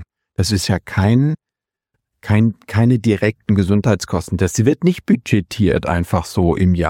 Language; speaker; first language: German; native; German